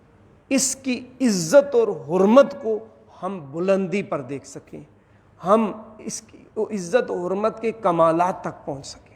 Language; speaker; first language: Urdu; native; Urdu